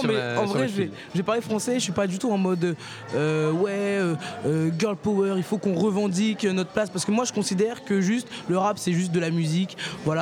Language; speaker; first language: French; native; French